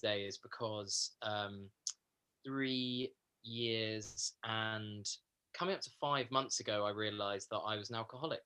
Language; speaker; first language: English; native; English